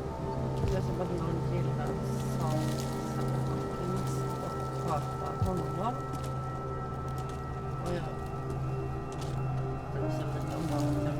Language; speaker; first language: Swedish; native; Swedish